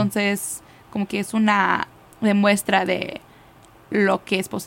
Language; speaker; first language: Spanish; early bilingual, heritage; Spanish